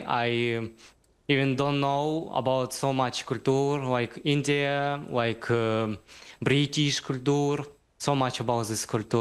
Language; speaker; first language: English; non-native, learner; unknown